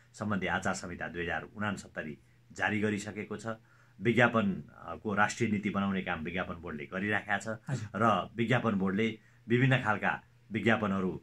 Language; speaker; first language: Nepali; native; Nepali